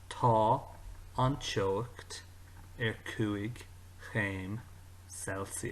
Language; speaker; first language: Irish; non-native, local second language; English